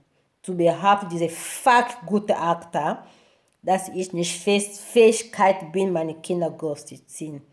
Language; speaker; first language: German; non-native, learner; Lingala